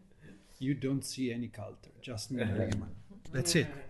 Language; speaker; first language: English; non-native, learner; Italian